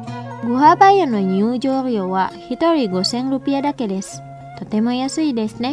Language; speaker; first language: Japanese; non-native, fluent; Indonesian